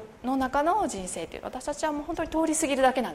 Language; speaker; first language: Japanese; native; Japanese